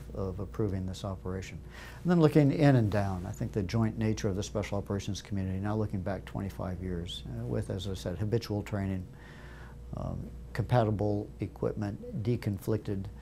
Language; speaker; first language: English; native; English